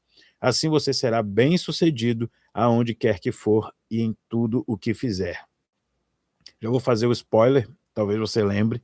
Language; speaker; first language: Portuguese; native; Portuguese